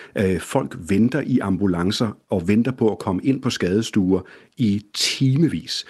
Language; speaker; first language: Danish; native; Danish